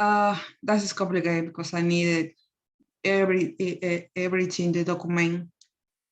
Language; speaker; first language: English; non-native, learner; Spanish